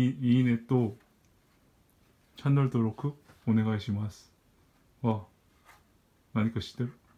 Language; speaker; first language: Japanese; non-native, learner; Korean